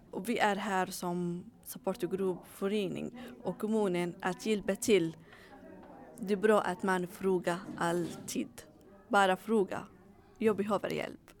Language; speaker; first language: Swedish; non-native, fluent; Arabic